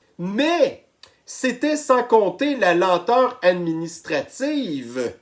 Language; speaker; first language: French; native; French